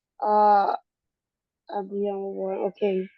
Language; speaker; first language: English; non-native, learner; Thai